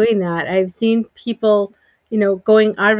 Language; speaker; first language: English; native; English